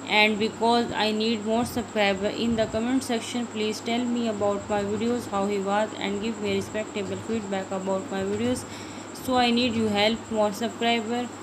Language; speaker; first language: English; non-native, local second language; Urdu